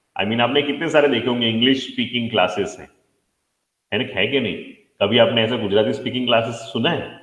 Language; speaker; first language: Hindi; non-native, local second language; Gujarati